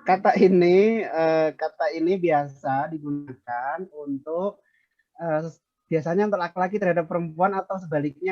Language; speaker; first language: Indonesian; native; Indonesian